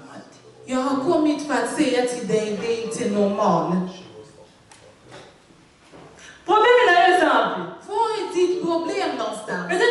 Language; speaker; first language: Swedish; non-native, fluent; Lingala